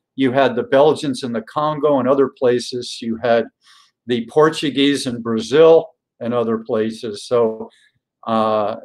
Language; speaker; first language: English; native; English